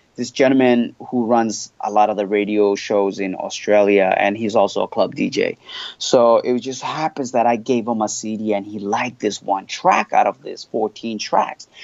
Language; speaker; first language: English; non-native, fluent; French